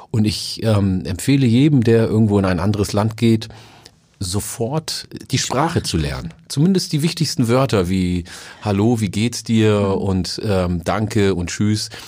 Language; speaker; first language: German; early bilingual, other home language; Oromo